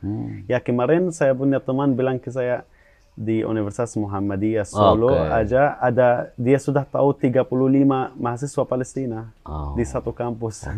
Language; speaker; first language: Indonesian; non-native, fluent; Arabic